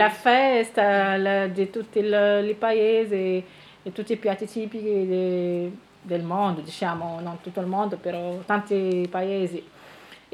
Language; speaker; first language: Italian; non-native, learner; Arabic